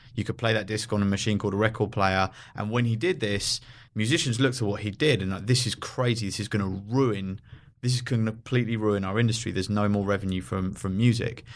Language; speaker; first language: English; native; English